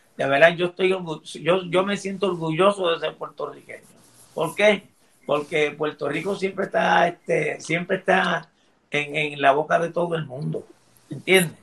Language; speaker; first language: Spanish; early bilingual, heritage; Spanish